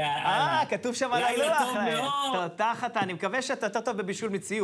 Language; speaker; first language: Hebrew; native; Hebrew